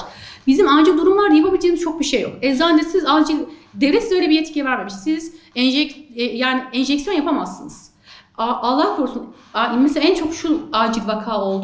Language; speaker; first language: Turkish; native; Turkish